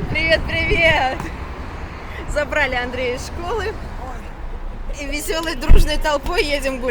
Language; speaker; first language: Russian; native; Russian